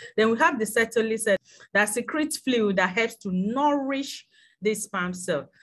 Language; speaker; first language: English; non-native, local second language; Yoruba